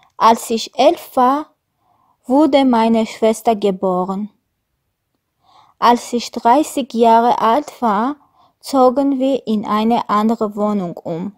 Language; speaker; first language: German; non-native, fluent; Armenian